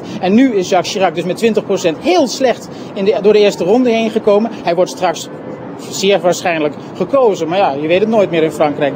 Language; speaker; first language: Dutch; native; Dutch